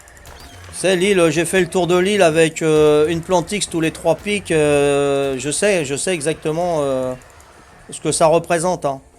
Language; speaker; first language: French; native; French